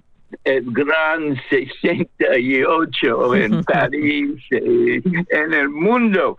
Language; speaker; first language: Spanish; non-native, fluent; English